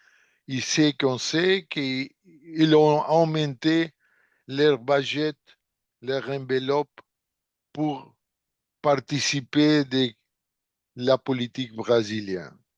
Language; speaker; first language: French; non-native, fluent; Portuguese